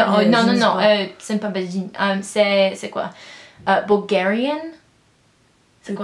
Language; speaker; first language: French; non-native, learner; English